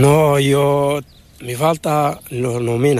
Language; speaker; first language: Spanish; non-native, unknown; Arabic